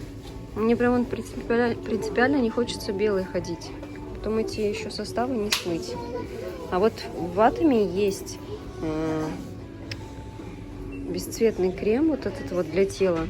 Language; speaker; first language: Russian; native; Russian